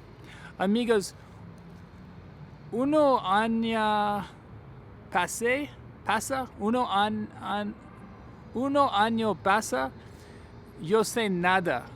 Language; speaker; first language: Spanish; non-native, learner; English